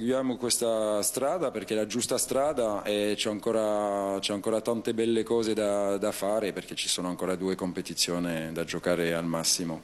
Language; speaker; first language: Italian; non-native, fluent; French